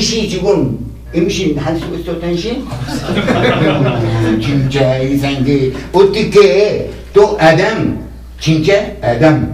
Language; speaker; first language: Korean; non-native, learner; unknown